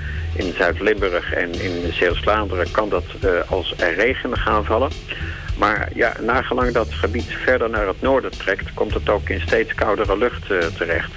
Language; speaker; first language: Dutch; native; Dutch